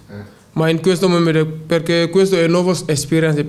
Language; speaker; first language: Italian; non-native, learner; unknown